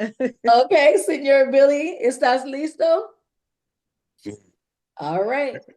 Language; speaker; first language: Spanish; non-native, fluent; English